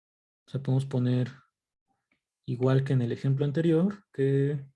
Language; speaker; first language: Spanish; native; Spanish